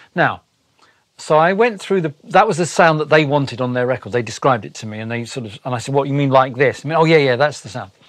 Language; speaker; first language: English; native; English